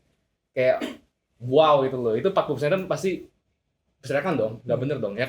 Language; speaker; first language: Indonesian; native; Indonesian